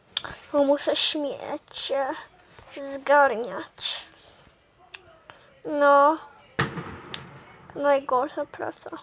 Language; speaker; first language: Polish; early bilingual, heritage; Polish